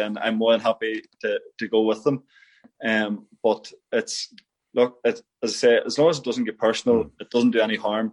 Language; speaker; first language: English; native; English